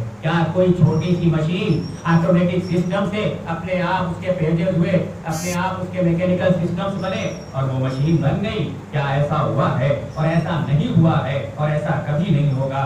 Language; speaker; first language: Urdu; native; Urdu